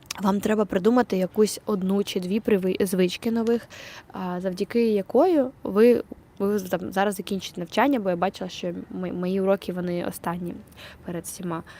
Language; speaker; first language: Ukrainian; non-native, local second language; Russian